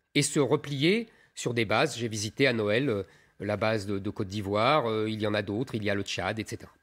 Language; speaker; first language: French; native; French